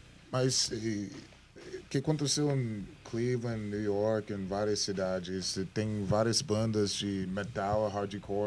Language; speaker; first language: Portuguese; non-native, learner; English